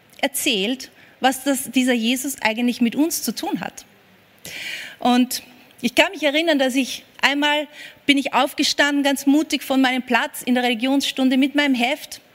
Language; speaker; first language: German; native; German